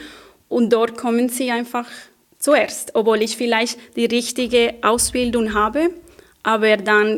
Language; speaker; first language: German; non-native, fluent; Spanish